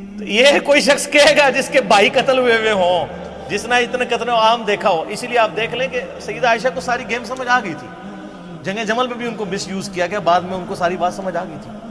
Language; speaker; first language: Urdu; non-native, local second language; Punjabi